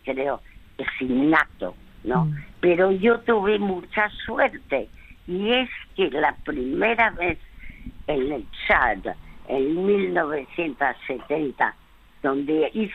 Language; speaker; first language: Spanish; early bilingual, other home language; French